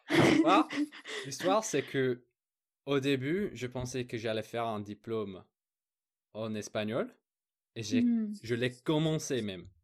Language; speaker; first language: French; non-native, fluent; English